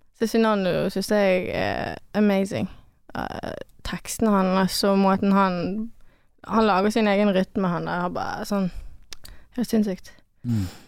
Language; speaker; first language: Norwegian; early bilingual, other home language; French